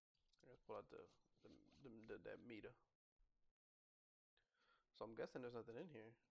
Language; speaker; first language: English; native; English